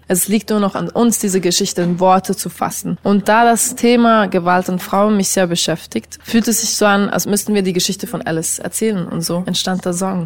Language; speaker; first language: German; native; German